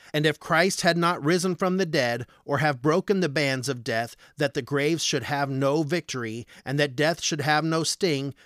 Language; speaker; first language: English; native; English